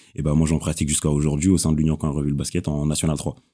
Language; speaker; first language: French; non-native, local second language; Wolof